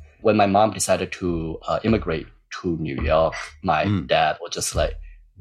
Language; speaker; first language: English; non-native, local second language; Cantonese